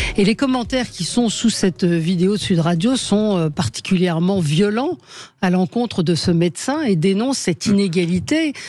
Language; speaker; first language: French; native; French